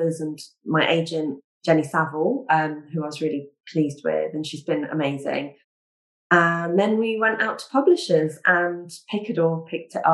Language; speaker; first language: English; native; English